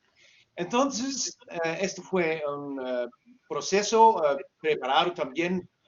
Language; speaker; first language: Spanish; non-native, learner; Dutch